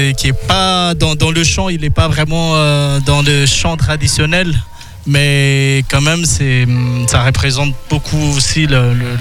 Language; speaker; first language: French; non-native, local second language; Malagasy